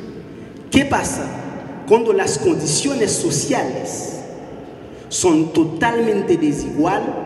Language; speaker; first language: Spanish; non-native, fluent; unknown